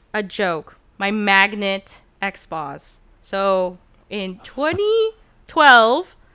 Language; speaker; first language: English; early bilingual, other home language; Turkish